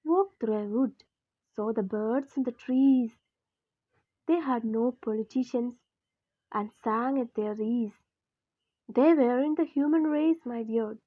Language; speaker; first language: English; non-native, local second language; Malayalam